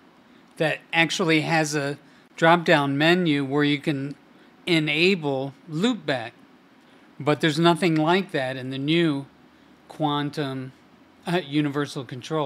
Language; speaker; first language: English; native; English